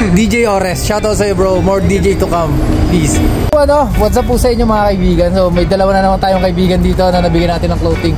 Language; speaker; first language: Filipino; native; Filipino